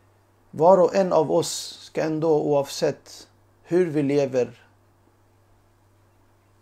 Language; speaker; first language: Swedish; early bilingual, other home language; Urdu